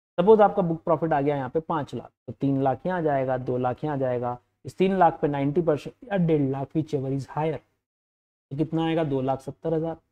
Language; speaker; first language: Hindi; native; Hindi